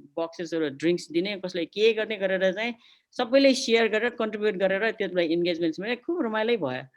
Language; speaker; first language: Nepali; native; Nepali